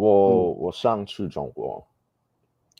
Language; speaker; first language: Chinese; non-native, learner; English